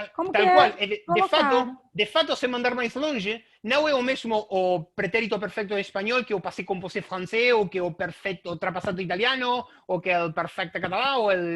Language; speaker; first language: Portuguese; non-native, fluent; Spanish